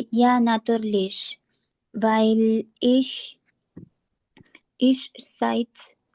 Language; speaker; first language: German; non-native, learner; Filipino